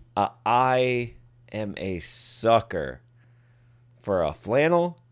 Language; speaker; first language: English; native; English